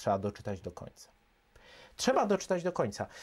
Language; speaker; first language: Polish; native; Polish